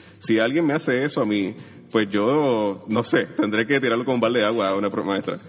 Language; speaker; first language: Spanish; native; Spanish